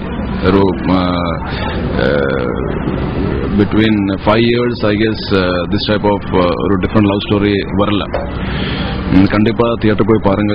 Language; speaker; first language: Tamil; non-native, fluent; Malayalam